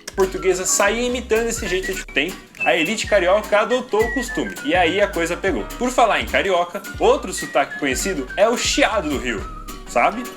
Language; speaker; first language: Portuguese; native; Portuguese